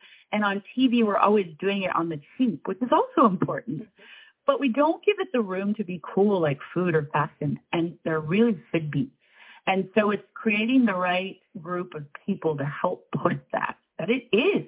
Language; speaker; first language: English; native; English